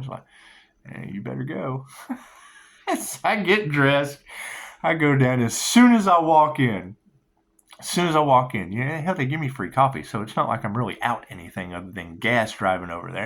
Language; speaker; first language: English; native; English